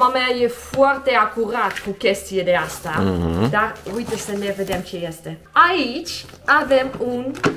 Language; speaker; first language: Romanian; non-native, learner; Dutch